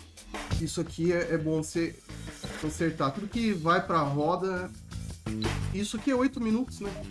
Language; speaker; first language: Portuguese; native; Portuguese